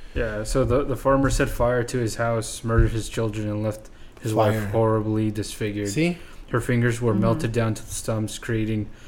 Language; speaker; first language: English; native; English